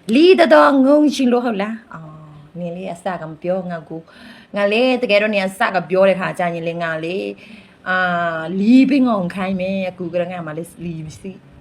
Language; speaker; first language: Burmese; non-native, local second language; Mon